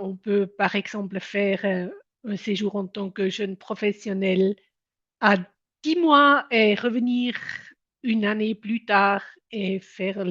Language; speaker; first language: French; non-native, local second language; German